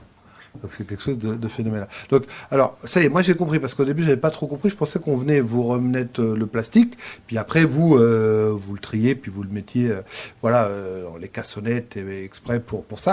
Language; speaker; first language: French; native; French